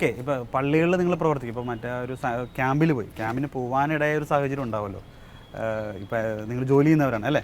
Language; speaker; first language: Malayalam; native; Malayalam